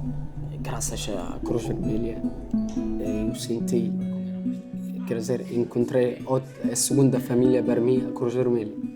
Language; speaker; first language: Portuguese; non-native, learner; Arabic